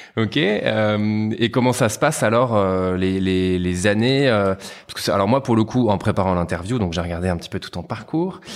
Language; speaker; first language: French; native; French